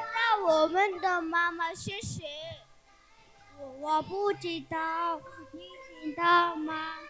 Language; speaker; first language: Chinese; non-native, learner; Mongolian